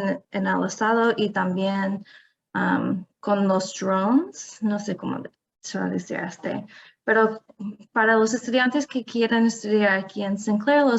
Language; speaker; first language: Spanish; non-native, fluent; English